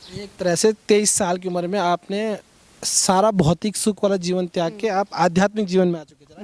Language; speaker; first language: Hindi; native; Hindi